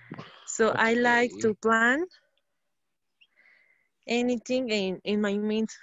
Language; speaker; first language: English; non-native, learner; Spanish